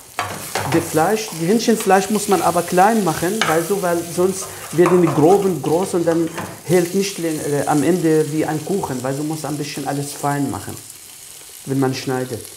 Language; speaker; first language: German; non-native, fluent; Arabic